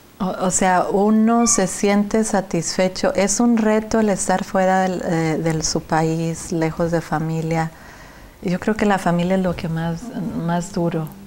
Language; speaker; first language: Spanish; native; Spanish